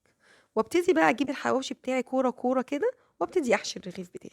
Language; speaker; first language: Arabic; native; Arabic